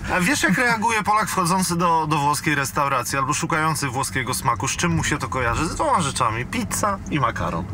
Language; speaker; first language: Polish; native; Polish